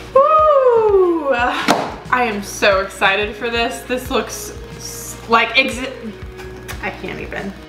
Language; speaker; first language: English; native; English